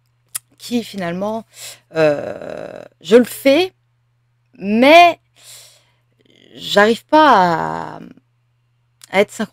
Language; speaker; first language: French; native; French